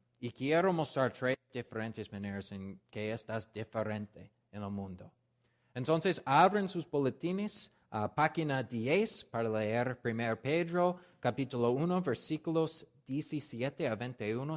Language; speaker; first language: Spanish; non-native, learner; English